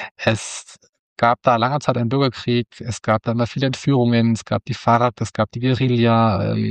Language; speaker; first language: German; native; German